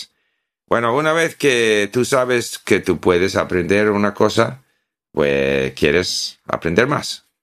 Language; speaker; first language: Spanish; non-native, fluent; English